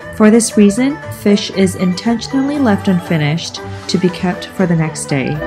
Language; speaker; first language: English; native; English